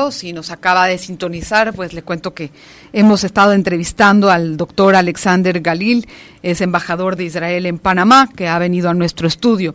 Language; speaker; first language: Spanish; native; Spanish